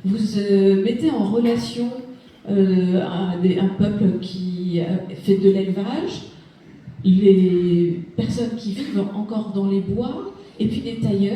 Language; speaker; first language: French; native; French